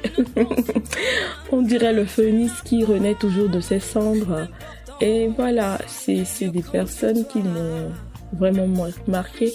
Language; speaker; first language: French; non-native, local second language; Ewe